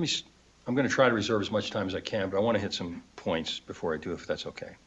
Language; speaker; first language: English; native; English